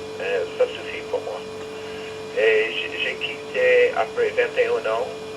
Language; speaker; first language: French; non-native, learner; English